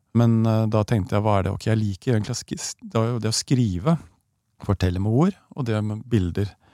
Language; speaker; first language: Norwegian; native; Norwegian